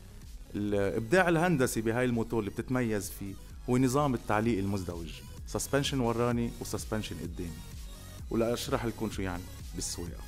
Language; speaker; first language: Arabic; native; Arabic